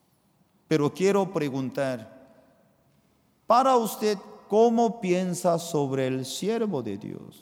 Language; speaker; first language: Spanish; non-native, fluent; Korean